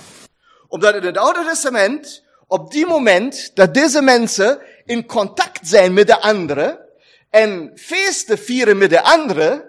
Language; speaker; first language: Dutch; non-native, fluent; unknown